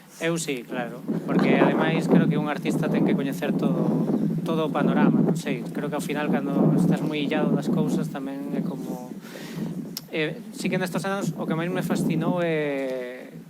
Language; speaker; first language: Galician; non-native, local second language; Spanish